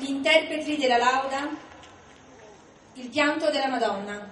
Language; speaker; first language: Italian; native; Italian